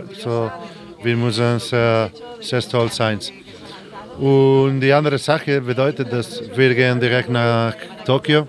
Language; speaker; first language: German; non-native, fluent; Spanish